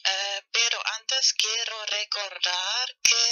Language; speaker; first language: Spanish; non-native, fluent; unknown